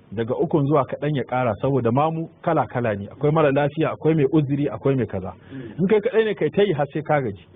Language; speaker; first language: Hausa; native; Hausa